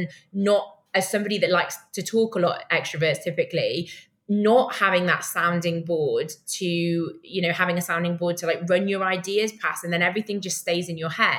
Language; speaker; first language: English; native; English